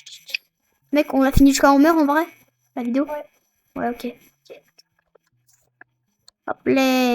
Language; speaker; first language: French; native; French